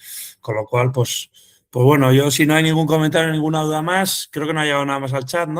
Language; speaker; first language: Spanish; native; Spanish